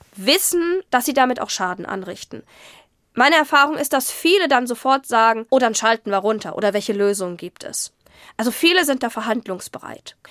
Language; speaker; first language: German; native; German